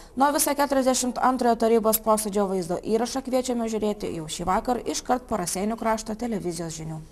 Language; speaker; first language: Lithuanian; native; Lithuanian